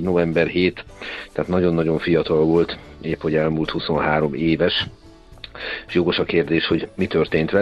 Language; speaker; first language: Hungarian; native; Hungarian